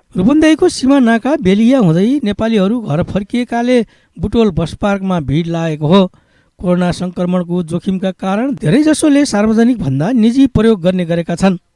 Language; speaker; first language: Nepali; native; Nepali